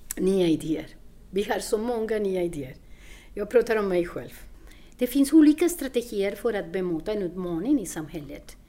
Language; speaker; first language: Swedish; non-native, fluent; Spanish